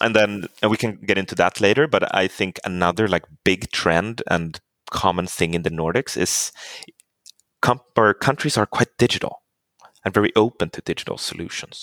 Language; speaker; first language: English; non-native, fluent; Swedish